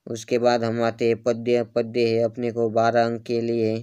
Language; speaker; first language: Hindi; non-native, local second language; Marathi